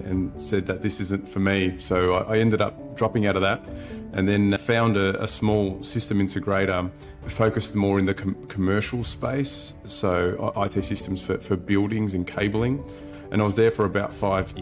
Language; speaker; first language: English; native; English